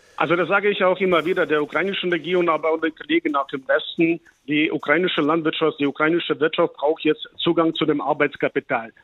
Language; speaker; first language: German; non-native, fluent; Ukrainian